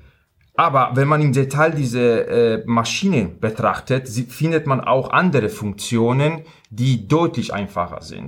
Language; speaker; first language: German; non-native, fluent; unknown